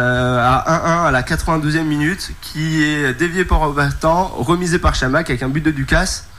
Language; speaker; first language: French; native; French